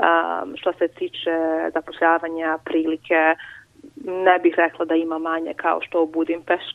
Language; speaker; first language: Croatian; non-native, local second language; Hungarian